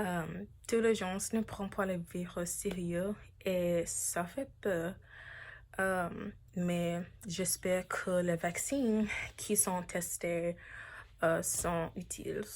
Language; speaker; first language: French; non-native, learner; English